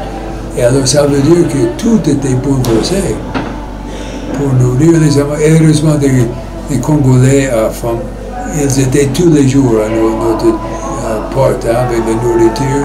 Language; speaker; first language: French; non-native, fluent; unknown